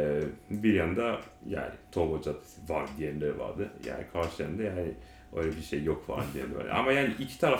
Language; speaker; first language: Turkish; non-native, learner; Japanese